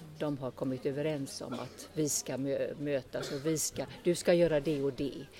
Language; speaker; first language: Swedish; early bilingual, other home language; Estonian